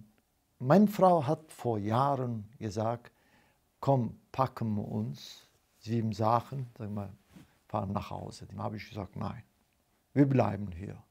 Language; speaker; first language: German; non-native, fluent; Turkish